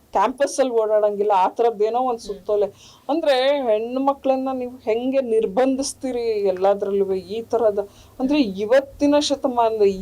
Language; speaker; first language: Kannada; native; Kannada